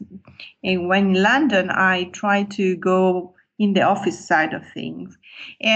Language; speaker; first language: English; non-native, fluent; Italian